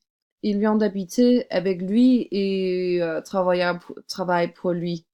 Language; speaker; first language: French; non-native, learner; English